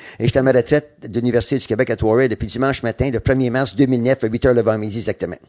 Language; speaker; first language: French; non-native, local second language; English